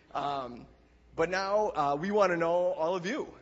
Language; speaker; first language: English; native; English